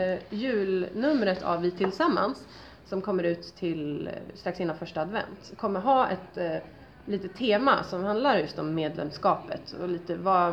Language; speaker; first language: Swedish; native; Swedish